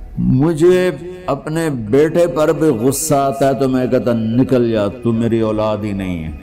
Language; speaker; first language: Urdu; non-native, local second language; Punjabi